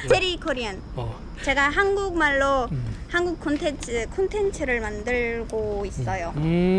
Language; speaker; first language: Korean; non-native, fluent; Armenian